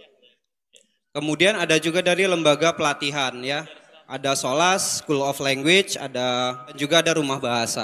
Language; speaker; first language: Indonesian; native; Indonesian